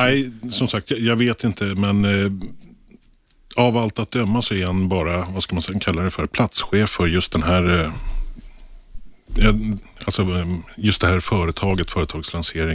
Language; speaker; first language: Swedish; native; Swedish